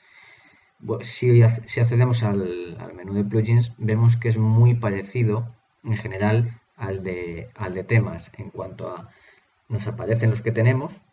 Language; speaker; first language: Spanish; native; Spanish